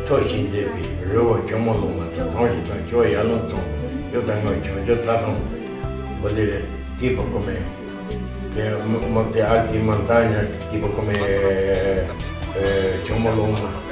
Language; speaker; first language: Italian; non-native, fluent; Tibetan